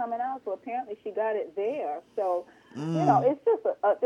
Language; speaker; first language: English; native; English